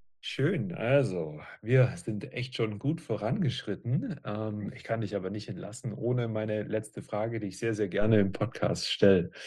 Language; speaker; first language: German; native; German